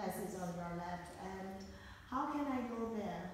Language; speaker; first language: English; non-native, fluent; Vietnamese